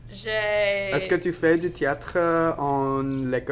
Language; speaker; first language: French; non-native, learner; English